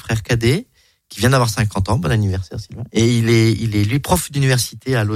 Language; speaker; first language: French; native; French